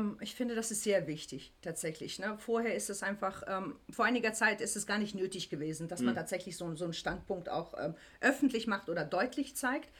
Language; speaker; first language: German; native; German